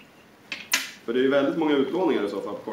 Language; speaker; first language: Swedish; native; Swedish